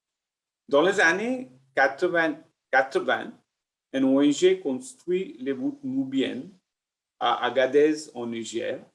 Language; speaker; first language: French; non-native, learner; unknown